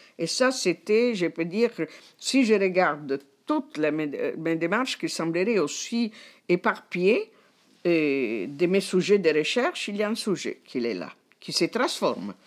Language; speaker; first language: French; non-native, fluent; Italian